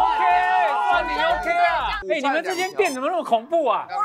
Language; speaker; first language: Chinese; native; Chinese